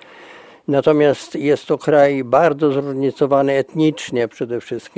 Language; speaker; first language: Polish; native; Polish